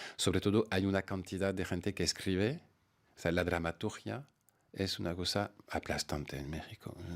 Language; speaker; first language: Spanish; non-native, fluent; French